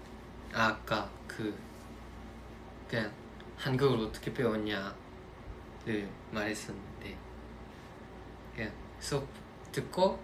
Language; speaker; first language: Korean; non-native, fluent; Japanese